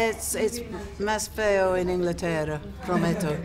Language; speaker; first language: Spanish; non-native, learner; English